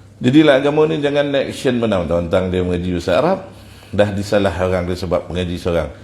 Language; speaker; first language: Malay; native; Malay